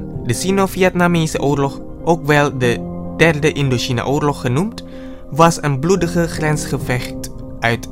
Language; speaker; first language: Dutch; non-native, fluent; Indonesian